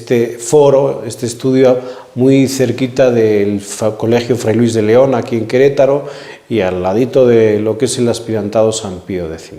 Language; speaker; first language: Spanish; native; Spanish